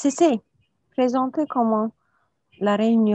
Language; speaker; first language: French; non-native, learner; Arabic